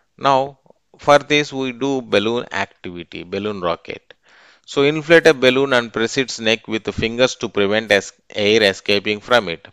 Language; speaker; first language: English; non-native, local second language; Telugu